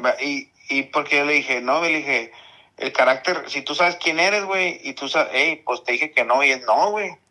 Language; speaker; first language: Spanish; early bilingual, heritage; Spanish